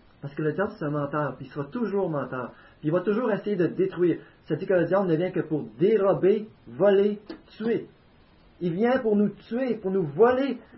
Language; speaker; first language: French; native; French